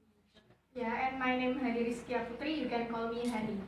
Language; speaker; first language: English; non-native, learner; Javanese